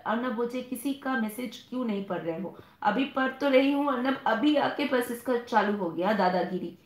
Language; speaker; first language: Hindi; non-native, local second language; Bangla